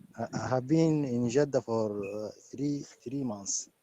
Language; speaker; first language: English; non-native, learner; Arabic